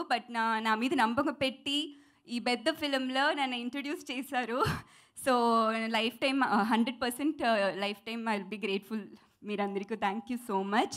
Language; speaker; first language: Telugu; non-native, learner; Tamil